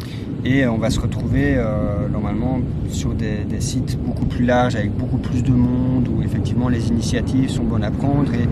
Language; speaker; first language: French; native; French